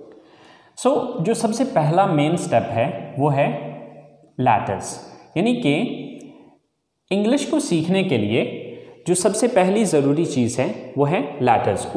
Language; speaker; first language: Urdu; native; Urdu